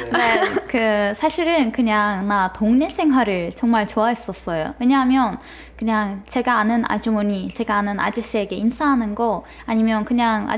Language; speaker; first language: Korean; non-native, fluent; Turkish